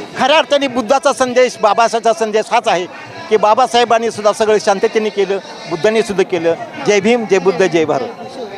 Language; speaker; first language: Marathi; native; Marathi